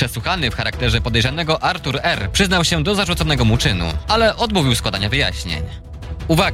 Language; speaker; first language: Polish; native; Polish